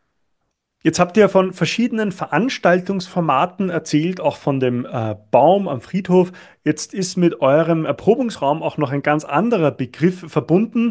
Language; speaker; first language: German; native; German